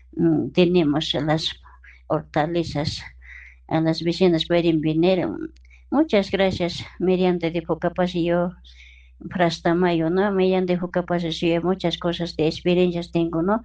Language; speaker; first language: Spanish; non-native, local second language; Aymara